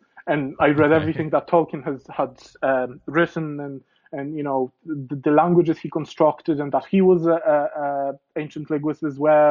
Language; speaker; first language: English; non-native, fluent; Polish